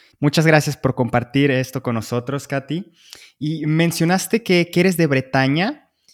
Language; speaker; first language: Spanish; native; Spanish